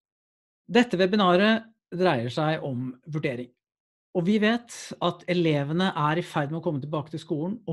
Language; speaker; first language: Norwegian; native; Norwegian